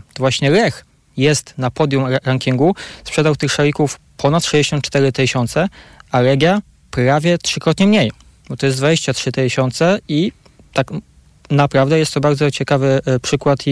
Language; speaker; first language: Polish; native; Polish